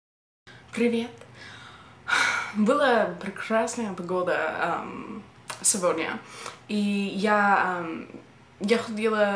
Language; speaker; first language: Russian; non-native, learner; English